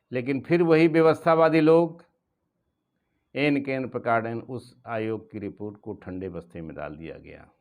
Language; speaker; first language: Hindi; native; Hindi